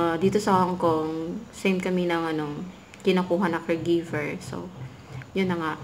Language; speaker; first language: Filipino; non-native, local second language; Cebuano